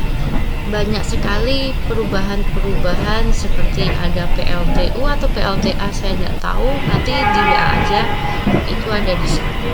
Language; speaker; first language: Indonesian; non-native, local second language; Javanese